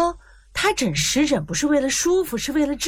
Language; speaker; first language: Chinese; native; Chinese